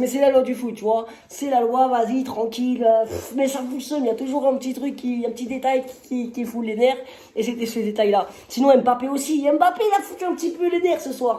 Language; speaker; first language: French; native; French